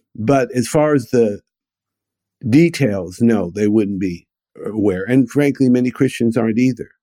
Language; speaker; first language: English; native; English